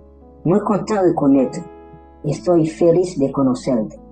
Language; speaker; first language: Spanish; non-native, learner; Haitian Creole